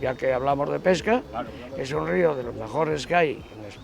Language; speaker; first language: Spanish; native; Spanish